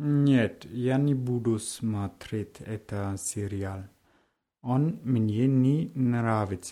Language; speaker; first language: Russian; non-native, learner; German